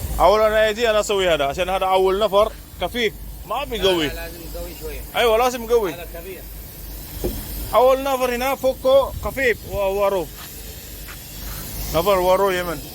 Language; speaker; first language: Arabic; non-native, learner; Filipino